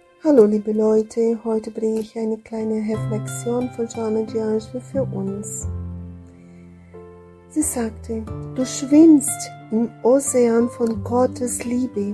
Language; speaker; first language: German; non-native, fluent; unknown